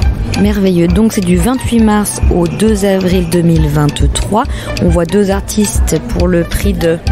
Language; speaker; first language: French; native; French